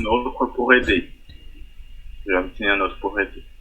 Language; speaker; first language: French; non-native, fluent; Portuguese